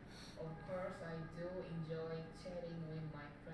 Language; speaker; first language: English; non-native, learner; Korean